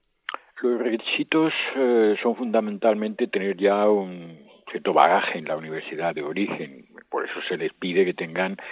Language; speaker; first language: Spanish; native; Spanish